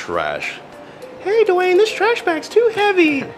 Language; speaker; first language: English; native; English